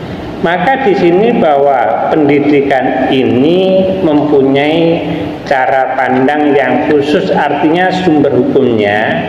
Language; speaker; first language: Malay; non-native, local second language; Javanese